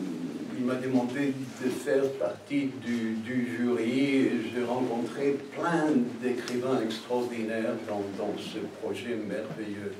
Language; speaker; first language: French; non-native, fluent; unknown